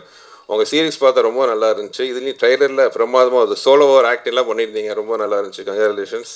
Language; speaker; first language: Tamil; native; Tamil